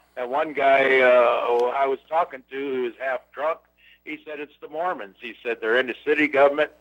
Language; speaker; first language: English; native; English